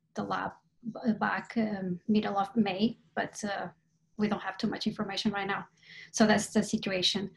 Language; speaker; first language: English; non-native, fluent; Portuguese